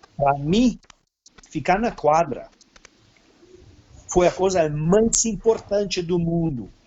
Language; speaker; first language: Portuguese; non-native, fluent; Serbian